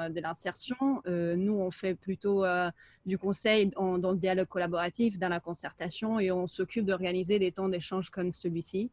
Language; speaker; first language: French; native; French